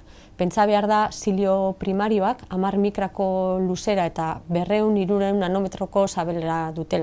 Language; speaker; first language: Basque; non-native, local second language; Spanish